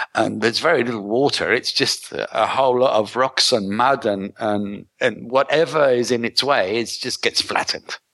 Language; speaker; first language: English; native; English